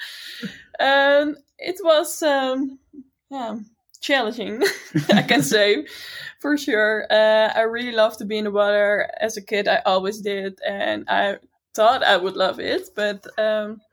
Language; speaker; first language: English; non-native, fluent; Dutch